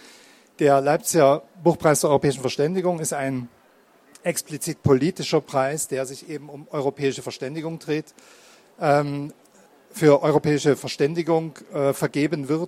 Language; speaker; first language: German; native; German